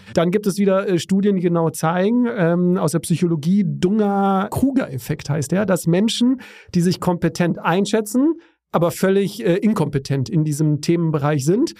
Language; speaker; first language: German; native; German